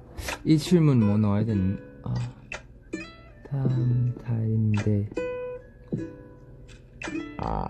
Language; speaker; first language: Korean; non-native, fluent; Chinese